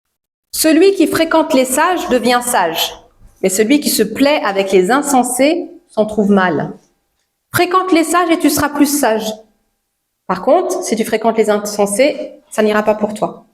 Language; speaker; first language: French; native; French